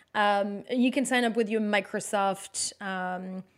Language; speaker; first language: English; non-native, fluent; French